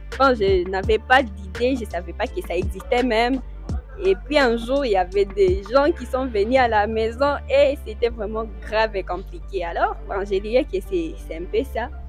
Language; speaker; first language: French; non-native, local second language; Swahili